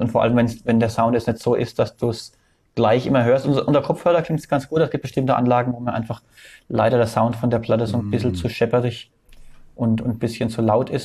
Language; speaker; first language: German; native; German